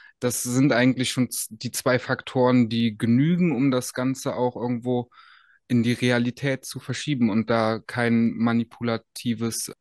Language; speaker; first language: German; native; German